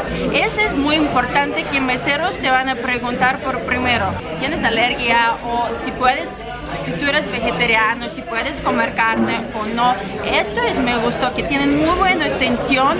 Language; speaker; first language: Spanish; non-native, learner; Russian